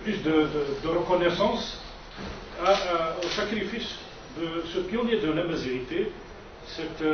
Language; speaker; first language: French; non-native, local second language; Kabyle